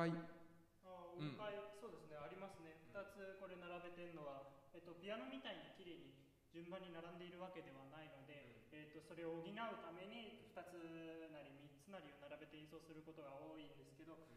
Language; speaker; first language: Japanese; native; Japanese